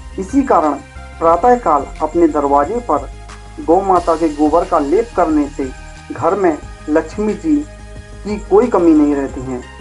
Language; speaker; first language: Hindi; native; Hindi